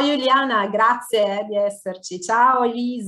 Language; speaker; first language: Italian; native; Italian